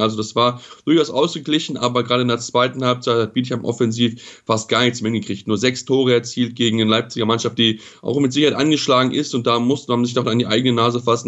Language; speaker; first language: German; native; German